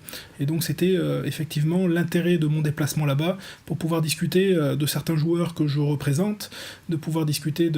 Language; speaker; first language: French; native; French